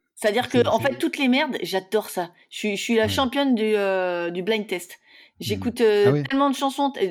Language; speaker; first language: French; native; French